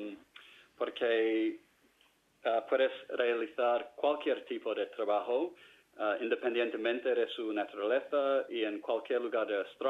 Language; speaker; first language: Spanish; non-native, fluent; English